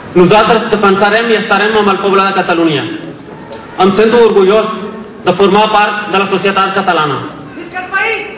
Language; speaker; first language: Catalan; non-native, fluent; Urdu